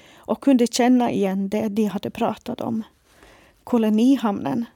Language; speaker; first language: Swedish; non-native, fluent; Faroese